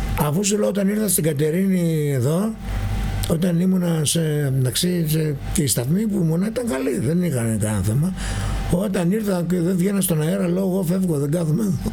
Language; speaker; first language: Greek; native; Greek